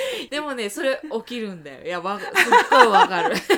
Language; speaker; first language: Japanese; native; Japanese